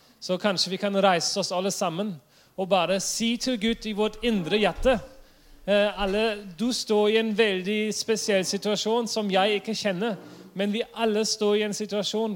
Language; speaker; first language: Norwegian; non-native, fluent; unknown